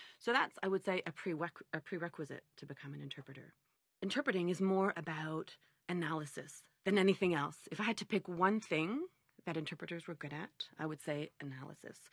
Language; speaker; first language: English; native; English